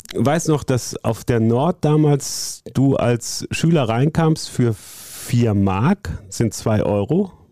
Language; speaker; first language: German; native; German